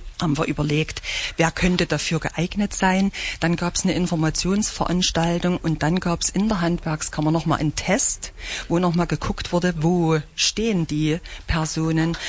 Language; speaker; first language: German; native; German